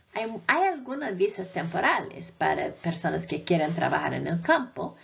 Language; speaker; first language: Spanish; non-native, fluent; English